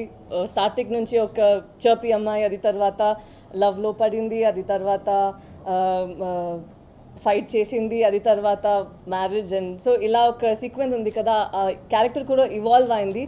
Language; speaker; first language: Telugu; non-native, learner; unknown